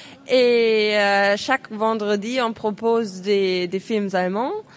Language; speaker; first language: French; non-native, fluent; German